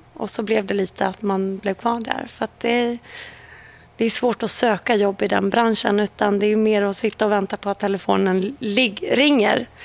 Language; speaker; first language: Swedish; native; Swedish